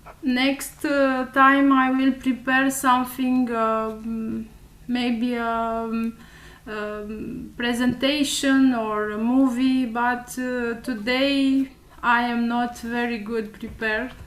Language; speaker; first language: English; non-native, learner; Romanian